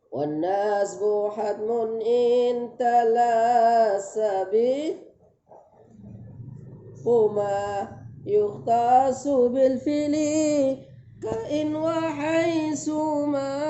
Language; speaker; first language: Arabic; non-native, fluent; Indonesian